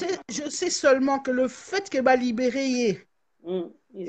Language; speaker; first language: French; non-native, local second language; Lingala